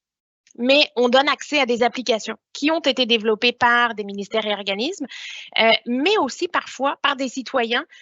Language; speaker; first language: French; native; French